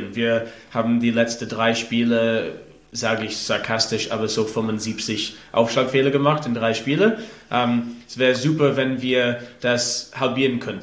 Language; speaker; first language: German; non-native, learner; English